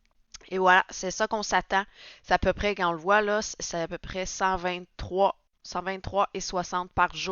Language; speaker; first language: French; native; French